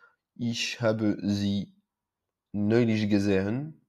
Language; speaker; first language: German; non-native, learner; French